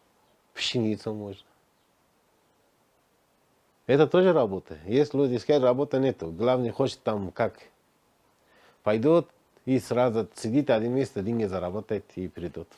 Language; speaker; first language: Russian; non-native, learner; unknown